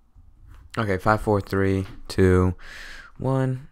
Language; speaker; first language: English; native; English